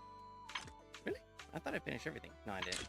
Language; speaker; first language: English; native; English